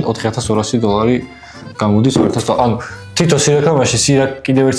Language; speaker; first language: Georgian; native; Georgian